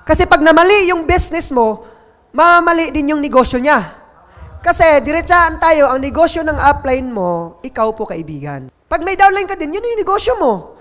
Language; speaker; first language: Filipino; non-native, local second language; Cebuano